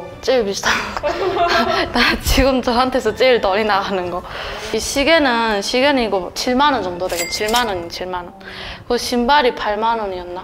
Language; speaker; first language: Korean; native; Korean